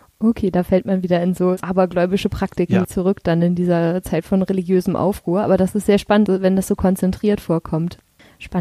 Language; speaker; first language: German; native; German